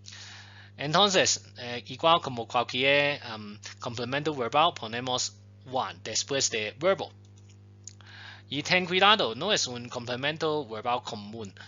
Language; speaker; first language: Spanish; non-native, fluent; Chinese